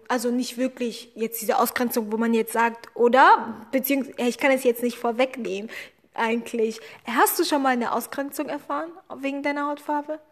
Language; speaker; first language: German; early bilingual, other home language; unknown